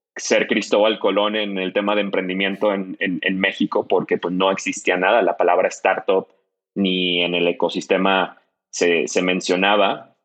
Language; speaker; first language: Spanish; native; Spanish